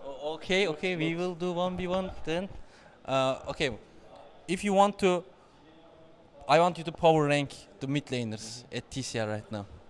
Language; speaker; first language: English; non-native, learner; Turkish